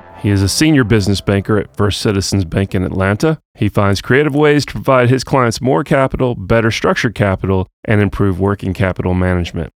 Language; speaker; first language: English; native; English